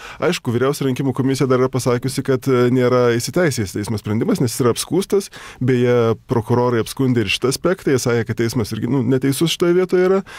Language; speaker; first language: Lithuanian; native; Lithuanian